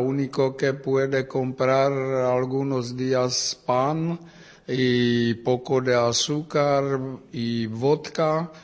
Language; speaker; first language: Spanish; non-native, learner; Czech